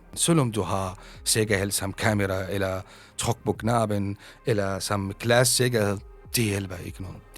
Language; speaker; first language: Danish; non-native, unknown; Arabic